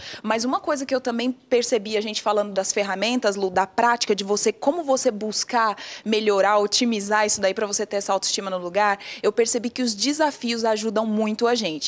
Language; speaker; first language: Portuguese; native; Portuguese